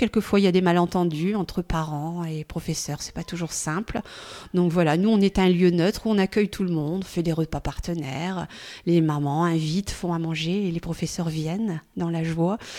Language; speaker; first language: French; native; French